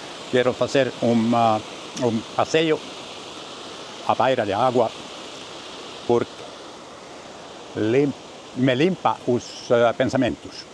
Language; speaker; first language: Portuguese; non-native, learner; Finnish